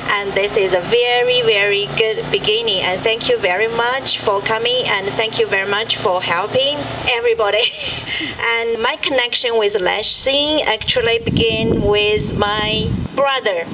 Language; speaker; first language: English; non-native, learner; Chinese